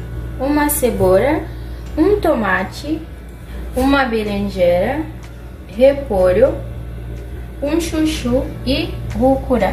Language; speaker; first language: Portuguese; non-native, fluent; Haitian Creole